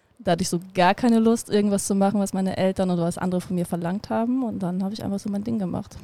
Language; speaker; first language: German; early bilingual, other home language; Russian